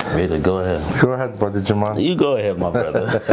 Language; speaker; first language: English; early bilingual, other home language; Arabic